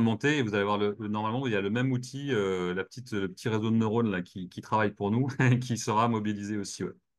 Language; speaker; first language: French; native; French